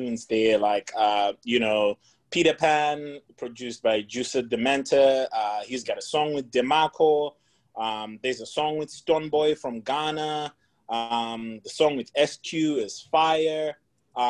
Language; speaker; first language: English; non-native, local second language; Shona